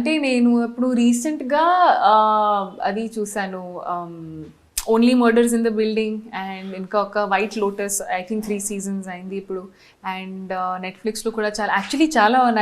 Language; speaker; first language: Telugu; non-native, learner; Hindi